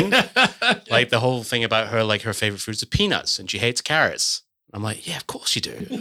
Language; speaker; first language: English; native; English